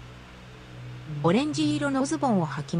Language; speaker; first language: Japanese; non-native, learner; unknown